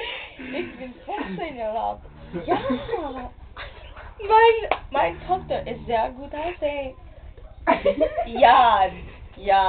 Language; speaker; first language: German; non-native, learner; English